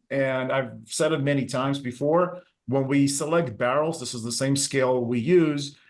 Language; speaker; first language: English; native; English